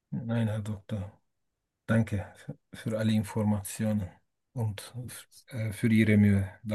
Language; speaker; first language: German; non-native, learner; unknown